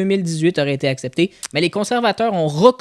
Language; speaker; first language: French; native; French